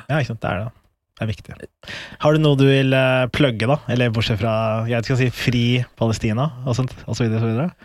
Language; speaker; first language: Norwegian; early bilingual, other home language; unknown